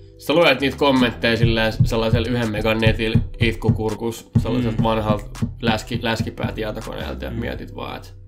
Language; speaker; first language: Finnish; early bilingual, other home language; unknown